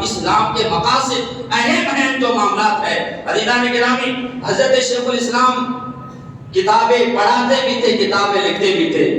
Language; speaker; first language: Urdu; native; Urdu